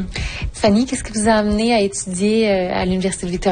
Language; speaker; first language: French; native; French